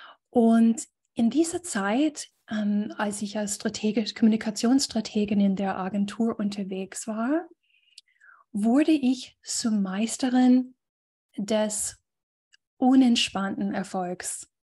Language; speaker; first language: German; non-native, fluent; English